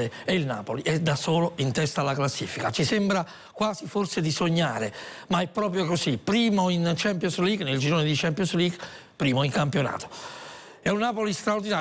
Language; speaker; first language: Italian; native; Italian